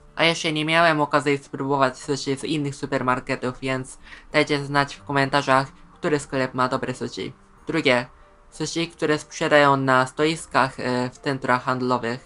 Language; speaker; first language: Polish; non-native, fluent; Japanese